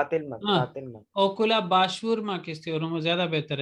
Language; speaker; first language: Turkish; non-native, fluent; Urdu